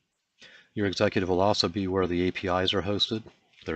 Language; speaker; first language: English; native; English